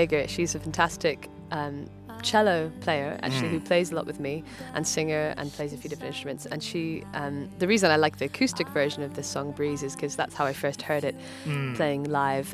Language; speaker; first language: English; native; English